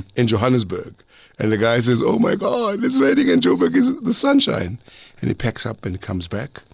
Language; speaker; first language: English; non-native, local second language; Zulu